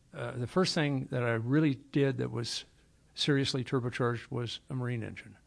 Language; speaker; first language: English; native; English